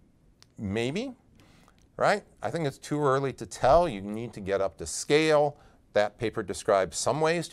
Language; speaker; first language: English; native; English